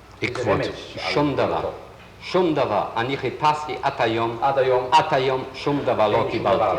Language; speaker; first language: Hebrew; non-native, learner; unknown